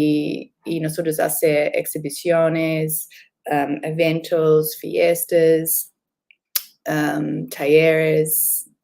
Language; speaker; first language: Spanish; non-native, learner; English